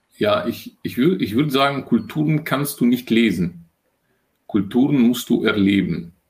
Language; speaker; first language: German; early bilingual, other home language; Russian